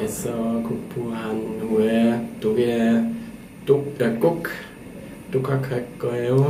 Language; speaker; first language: Korean; non-native, learner; German